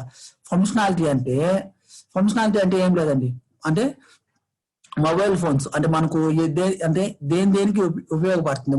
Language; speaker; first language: Telugu; native; Telugu